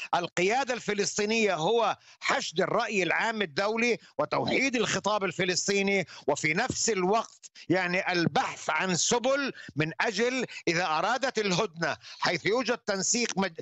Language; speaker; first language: Arabic; native; Arabic